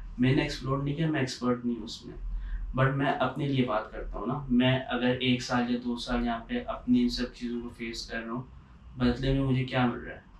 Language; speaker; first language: Urdu; native; Urdu